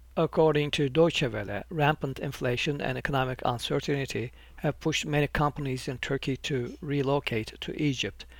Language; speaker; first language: English; non-native, fluent; Turkish